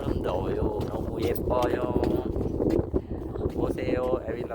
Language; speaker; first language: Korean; non-native, fluent; Sinhala